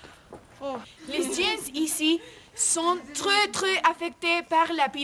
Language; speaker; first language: French; non-native, learner; Spanish